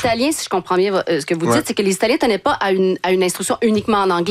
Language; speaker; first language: French; native; French